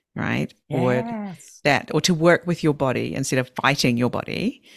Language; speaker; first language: English; native; English